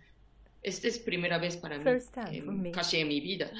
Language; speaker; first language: Spanish; non-native, learner; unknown